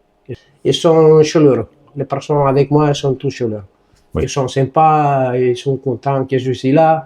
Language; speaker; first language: French; non-native, learner; Italian